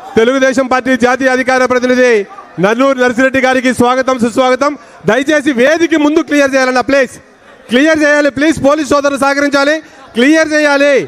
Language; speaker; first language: Telugu; native; Telugu